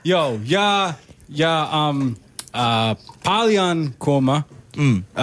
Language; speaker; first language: Finnish; non-native, learner; English